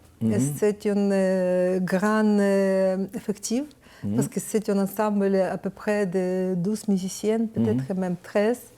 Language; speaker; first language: French; non-native, learner; Ukrainian